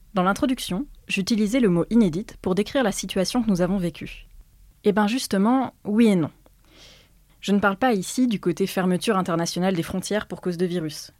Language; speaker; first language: French; native; French